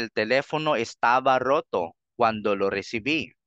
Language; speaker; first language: Spanish; non-native, fluent; Filipino